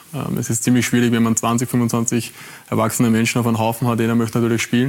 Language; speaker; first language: German; native; German